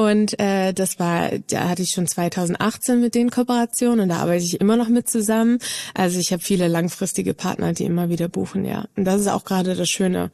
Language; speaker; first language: German; native; German